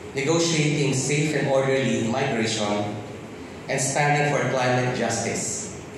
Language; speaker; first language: English; non-native, local second language; Filipino